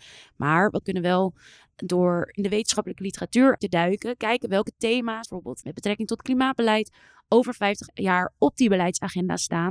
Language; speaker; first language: Dutch; native; Dutch